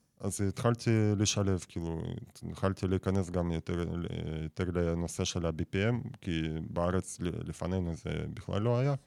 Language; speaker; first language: Hebrew; non-native, fluent; Russian